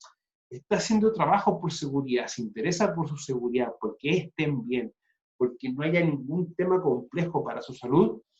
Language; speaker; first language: Spanish; native; Spanish